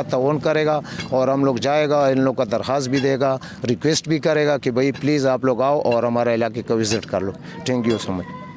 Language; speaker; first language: Hindi; non-native, local second language; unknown